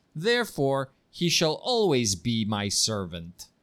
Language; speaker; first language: English; early bilingual, heritage; Ukrainian